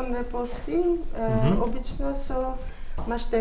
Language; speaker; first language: Macedonian; non-native, fluent; Armenian